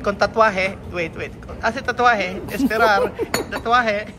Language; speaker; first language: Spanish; non-native, learner; Filipino